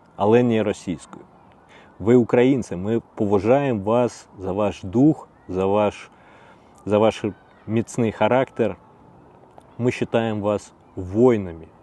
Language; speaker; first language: Ukrainian; non-native, learner; Russian